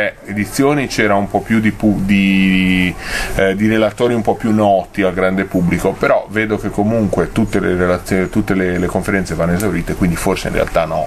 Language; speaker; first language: Italian; native; Italian